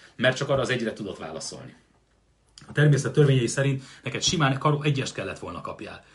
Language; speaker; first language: Hungarian; native; Hungarian